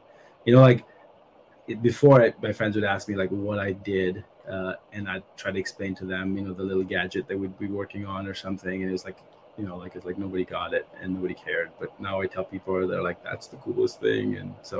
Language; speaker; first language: English; non-native, local second language; Nepali